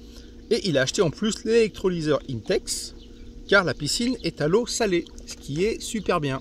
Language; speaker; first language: French; native; French